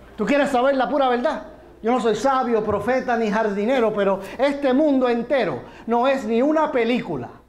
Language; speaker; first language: Spanish; native; Spanish